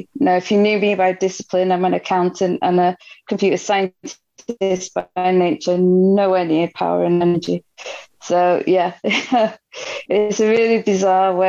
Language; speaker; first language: English; native; English